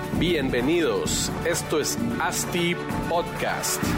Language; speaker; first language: Spanish; native; Spanish